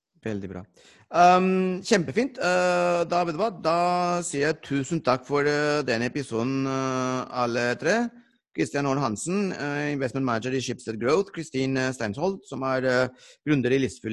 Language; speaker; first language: Norwegian; non-native, fluent; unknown